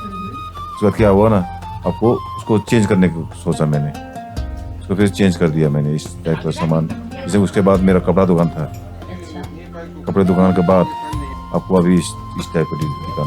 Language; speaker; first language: Hindi; non-native, local second language; Nepali